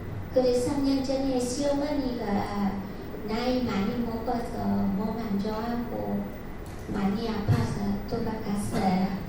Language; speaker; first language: Korean; non-native, learner; Vietnamese